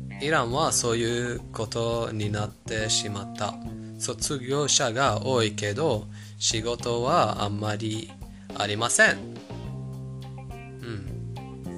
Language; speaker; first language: Japanese; non-native, fluent; Persian